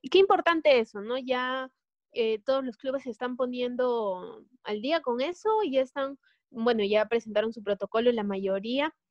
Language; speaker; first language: Spanish; native; Spanish